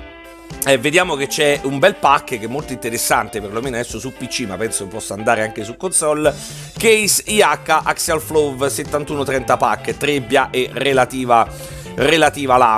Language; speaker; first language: Italian; native; Italian